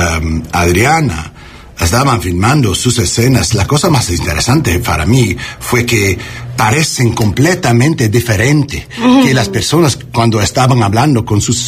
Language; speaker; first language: Spanish; non-native, learner; English